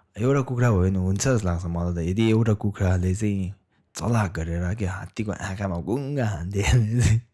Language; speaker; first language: Nepali; non-native, local second language; Tibetan